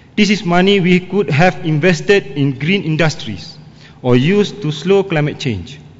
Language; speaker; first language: English; non-native, local second language; Malay